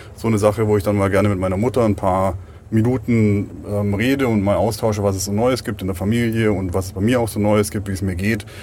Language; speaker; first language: German; native; German